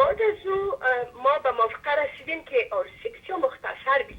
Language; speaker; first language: Persian; native; Persian